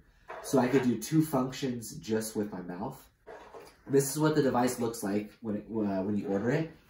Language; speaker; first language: English; native; English